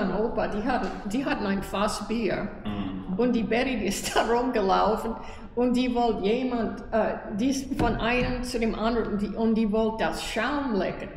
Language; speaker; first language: German; early bilingual, heritage; German